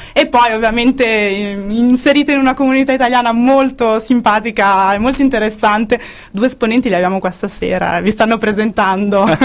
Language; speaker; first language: Italian; native; Italian